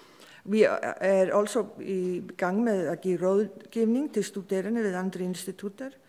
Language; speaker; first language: Danish; non-native, fluent; Icelandic